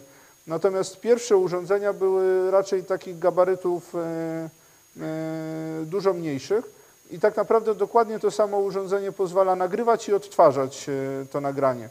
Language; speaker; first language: Polish; native; Polish